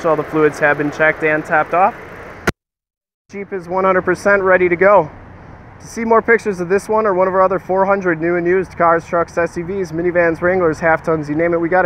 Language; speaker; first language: English; native; English